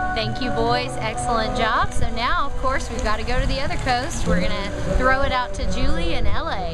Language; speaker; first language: English; native; English